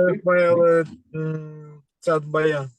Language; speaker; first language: Hebrew; non-native, learner; Russian